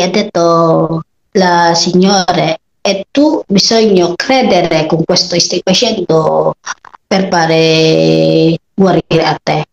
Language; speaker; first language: Italian; non-native, learner; Filipino